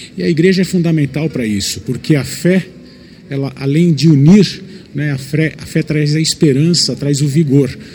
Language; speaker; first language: Portuguese; native; Portuguese